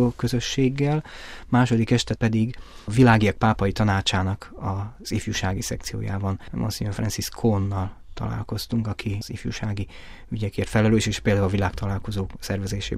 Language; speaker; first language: Hungarian; native; Hungarian